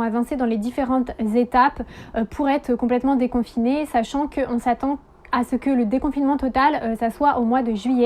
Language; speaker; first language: French; native; French